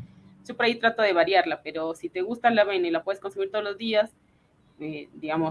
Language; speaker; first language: Spanish; native; Spanish